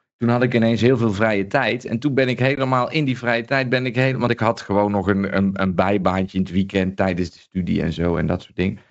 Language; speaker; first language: Dutch; native; Dutch